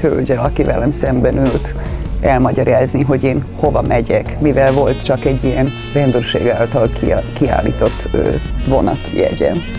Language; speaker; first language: Hungarian; non-native, fluent; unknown